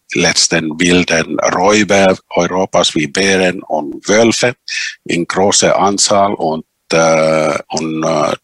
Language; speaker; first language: German; non-native, fluent; Finnish